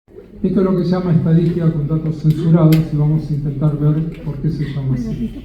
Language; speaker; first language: Spanish; native; Spanish